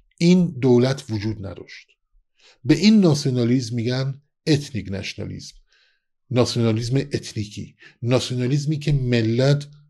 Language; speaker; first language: Persian; non-native, local second language; Kurdish